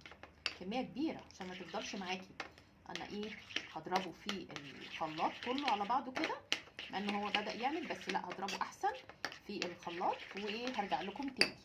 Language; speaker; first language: Arabic; native; Arabic